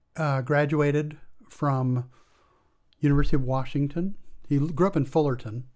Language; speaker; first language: English; native; English